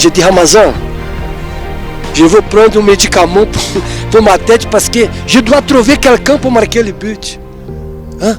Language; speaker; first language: French; non-native, fluent; Portuguese